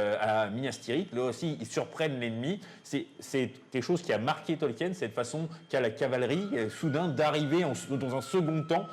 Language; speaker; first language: French; native; French